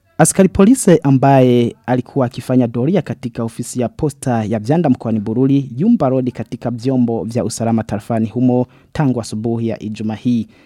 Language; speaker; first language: Swahili; non-native, local second language; Rundi